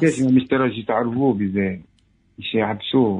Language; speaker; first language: Hebrew; non-native, local second language; Arabic